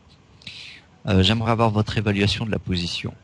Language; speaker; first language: French; native; French